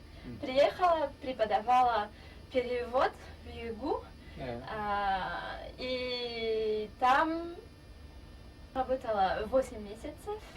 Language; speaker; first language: Russian; non-native, fluent; French